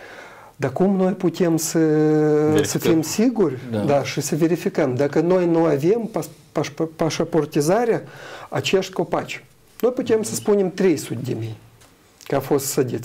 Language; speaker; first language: Romanian; non-native, local second language; Russian